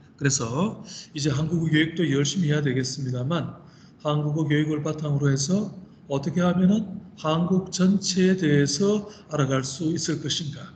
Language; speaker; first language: Korean; native; Korean